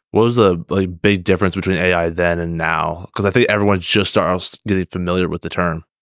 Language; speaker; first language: English; native; English